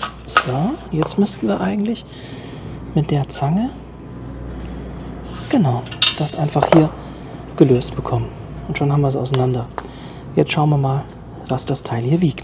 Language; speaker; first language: German; native; German